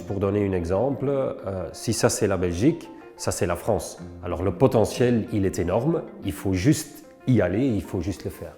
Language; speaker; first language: French; non-native, local second language; Dutch